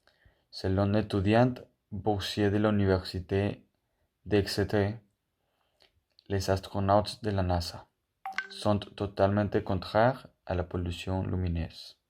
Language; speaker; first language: French; non-native, learner; Spanish